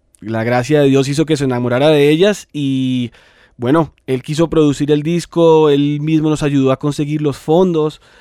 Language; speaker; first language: Spanish; native; Spanish